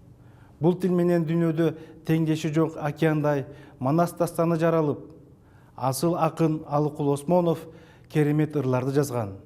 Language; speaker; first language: Kyrgyz; native; Kyrgyz